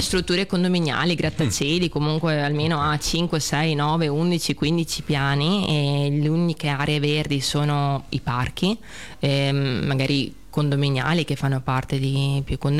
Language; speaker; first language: Italian; early bilingual, other home language; Russian